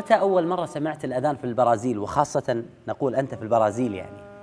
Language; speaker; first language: Arabic; native; Arabic